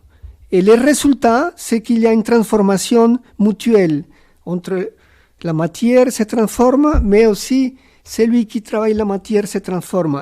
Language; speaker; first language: French; non-native, fluent; Spanish